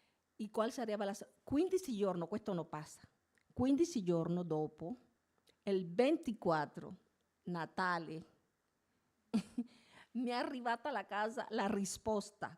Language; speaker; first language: Italian; non-native, learner; Spanish